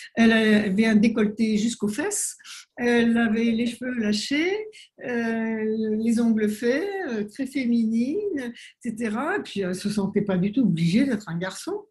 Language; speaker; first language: French; native; French